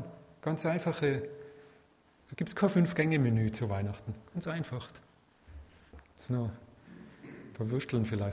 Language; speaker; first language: German; native; German